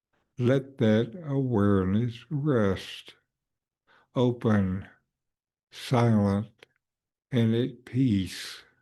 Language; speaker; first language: English; native; English